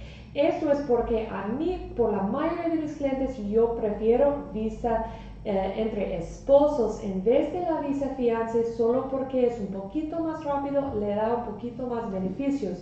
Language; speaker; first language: Spanish; non-native, fluent; English